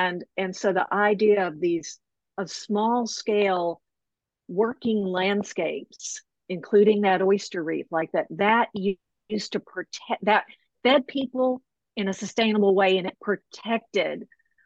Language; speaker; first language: English; native; English